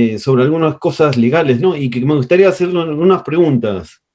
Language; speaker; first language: Spanish; native; Spanish